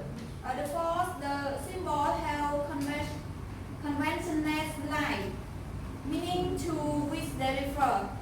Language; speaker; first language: English; non-native, learner; Khmer